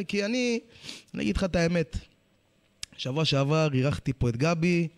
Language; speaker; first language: Hebrew; early bilingual, other home language; Amharic